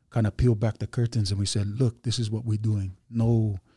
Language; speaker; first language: English; early bilingual, other home language; Hindi